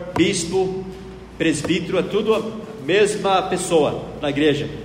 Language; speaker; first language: Portuguese; non-native, fluent; English